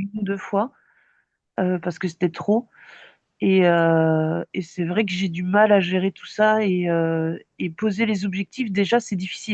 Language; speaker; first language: French; native; French